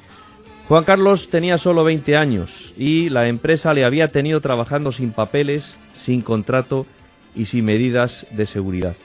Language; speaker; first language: Spanish; native; Spanish